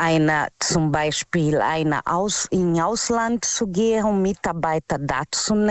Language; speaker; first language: German; non-native, fluent; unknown